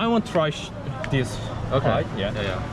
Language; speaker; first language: English; non-native, learner; Korean